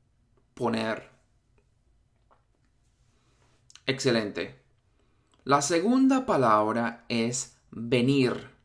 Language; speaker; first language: Spanish; non-native, fluent; English